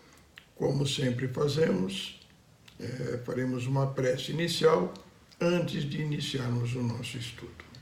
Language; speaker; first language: Portuguese; native; Portuguese